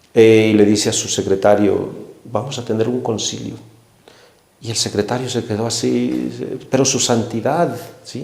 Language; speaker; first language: Spanish; native; Spanish